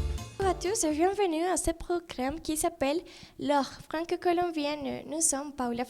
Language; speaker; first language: French; non-native, learner; Spanish